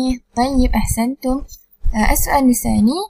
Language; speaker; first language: Arabic; non-native, learner; Malay